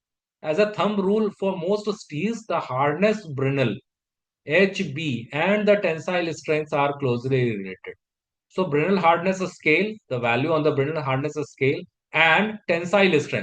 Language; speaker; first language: English; non-native, local second language; Hindi